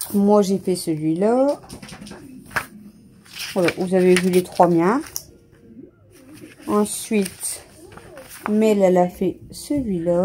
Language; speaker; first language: French; native; French